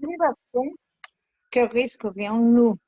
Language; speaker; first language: French; non-native, learner; Spanish